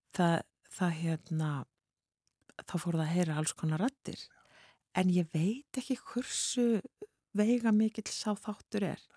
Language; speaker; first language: Icelandic; native; Icelandic